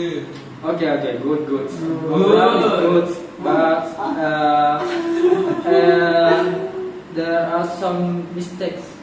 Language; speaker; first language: English; non-native, learner; Indonesian